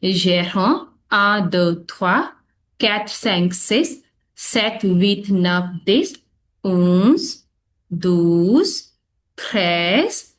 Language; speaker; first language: French; non-native, fluent; Hindi